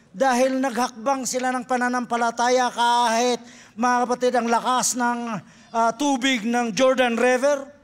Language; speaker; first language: Filipino; non-native, local second language; Cebuano